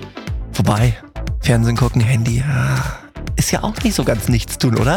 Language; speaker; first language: German; native; German